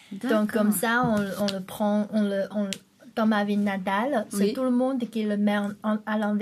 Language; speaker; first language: French; non-native, learner; Chinese